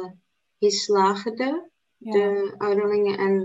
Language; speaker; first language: Dutch; non-native, learner; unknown